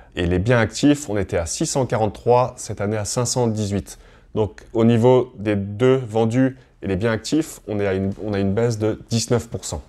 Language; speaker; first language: French; native; French